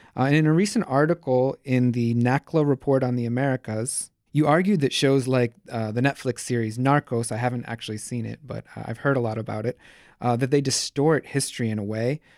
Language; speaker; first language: English; native; English